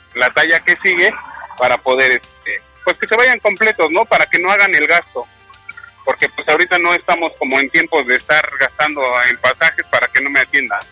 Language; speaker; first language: Spanish; native; Spanish